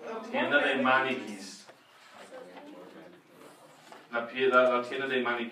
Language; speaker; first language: Spanish; non-native, fluent; English